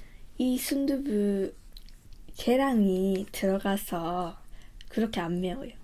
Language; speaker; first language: Korean; early bilingual, heritage; Korean